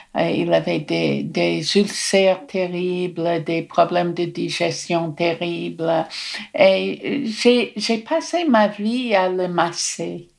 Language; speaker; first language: French; non-native, fluent; English